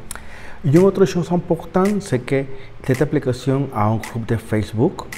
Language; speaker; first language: French; non-native, learner; Spanish